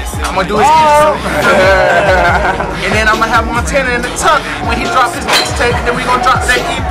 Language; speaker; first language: English; native; English